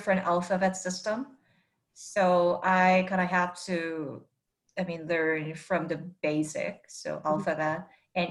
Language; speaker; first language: English; non-native, fluent; Korean